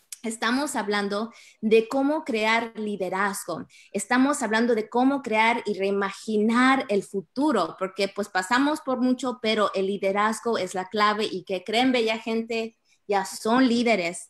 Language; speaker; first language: Spanish; early bilingual, heritage; Spanish